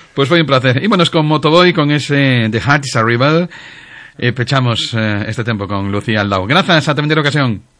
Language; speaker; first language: Galician; non-native, local second language; Spanish